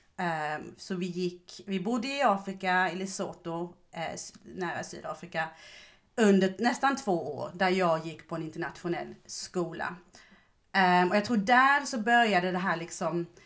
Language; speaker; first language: Swedish; native; Swedish